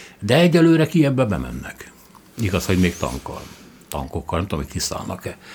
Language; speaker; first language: Hungarian; native; Hungarian